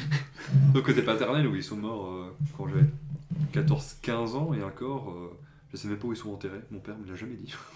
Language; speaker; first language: French; native; French